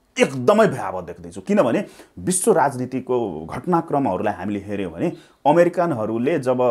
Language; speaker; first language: Nepali; non-native, local second language; Maithili